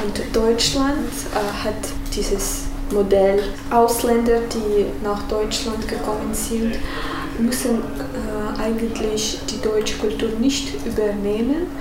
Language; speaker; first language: German; non-native, fluent; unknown